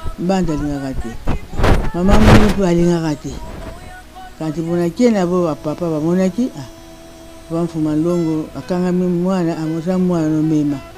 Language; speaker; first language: Lingala; non-native, local second language; Kongo